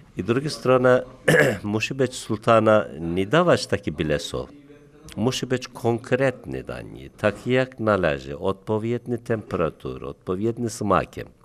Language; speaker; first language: Polish; non-native, learner; Turkish